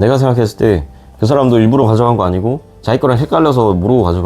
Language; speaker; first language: Korean; native; Korean